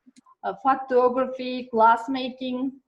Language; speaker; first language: English; non-native, learner; Kazakh